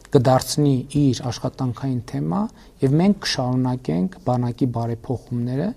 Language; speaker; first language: Armenian; native; Armenian